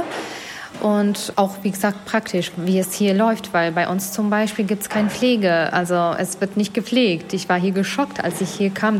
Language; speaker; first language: German; non-native, fluent; Albanian